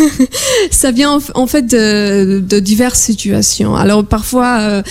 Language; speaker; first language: French; non-native, fluent; Polish